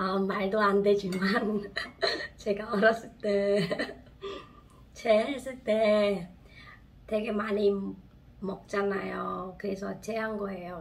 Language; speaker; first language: Korean; non-native, fluent; Khmer